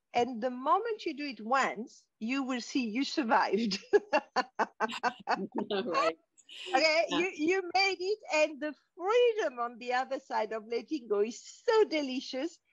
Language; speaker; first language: English; non-native, fluent; French